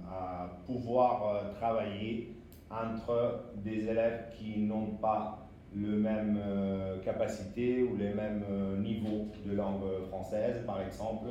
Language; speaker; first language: French; non-native, fluent; Spanish